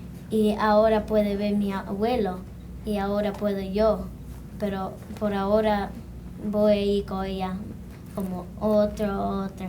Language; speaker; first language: Spanish; early bilingual, heritage; English